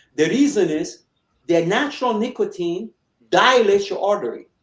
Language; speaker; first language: English; early bilingual, other home language; Persian